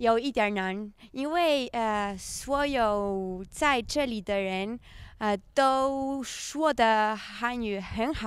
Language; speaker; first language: Chinese; non-native, learner; French